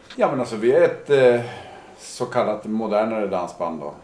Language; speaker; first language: Swedish; native; Swedish